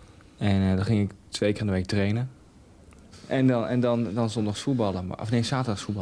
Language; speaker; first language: Dutch; native; Dutch